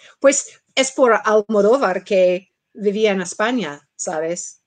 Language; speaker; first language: Spanish; non-native, fluent; English